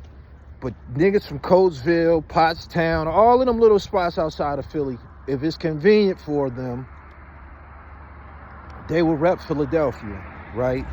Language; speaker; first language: English; native; English